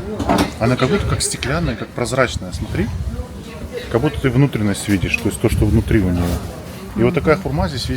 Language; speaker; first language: Russian; native; Russian